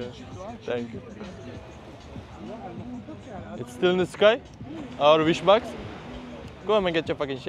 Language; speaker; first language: English; non-native, fluent; Turkish